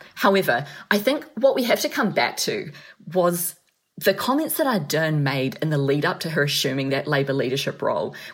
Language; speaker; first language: English; native; English